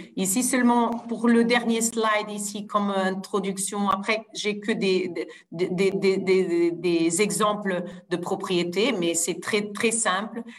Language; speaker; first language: French; non-native, fluent; Portuguese